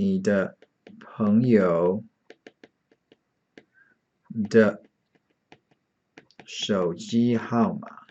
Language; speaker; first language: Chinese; non-native, fluent; English